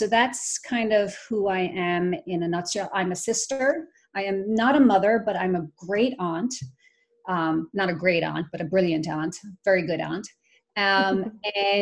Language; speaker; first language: English; native; English